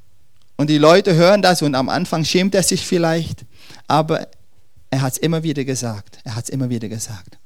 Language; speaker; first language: German; non-native, fluent; Dutch